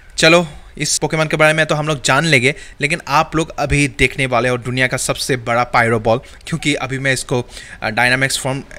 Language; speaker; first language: Hindi; native; Hindi